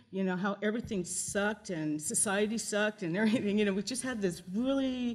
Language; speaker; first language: English; native; English